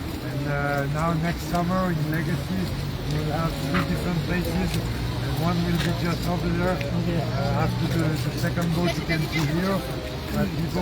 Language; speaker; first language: English; non-native, fluent; French